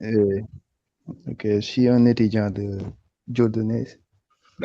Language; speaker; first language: French; non-native, learner; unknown